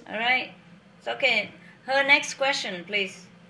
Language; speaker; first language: English; non-native, fluent; Vietnamese